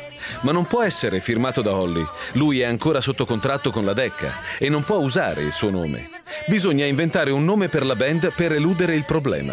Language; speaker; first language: Italian; native; Italian